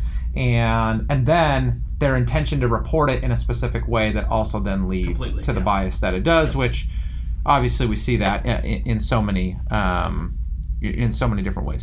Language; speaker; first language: English; native; English